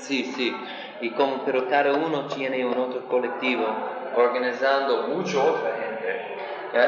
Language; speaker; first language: Spanish; non-native, learner; English